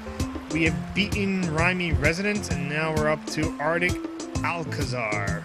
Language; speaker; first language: English; native; English